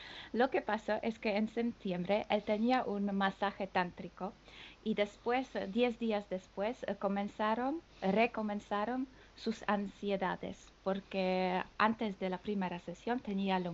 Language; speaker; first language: Spanish; non-native, fluent; French